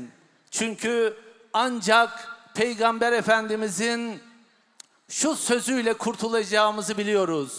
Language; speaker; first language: Turkish; native; Turkish